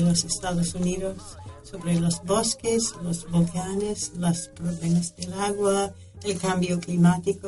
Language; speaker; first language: Spanish; non-native, fluent; English